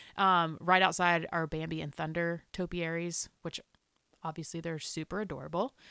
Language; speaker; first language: English; native; English